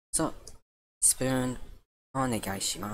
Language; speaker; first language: Japanese; non-native, learner; English